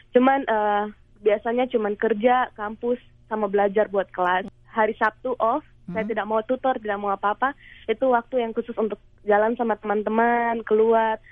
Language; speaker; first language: Indonesian; native; Indonesian